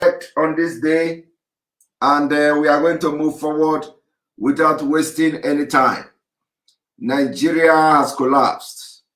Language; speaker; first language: English; non-native, local second language; Igbo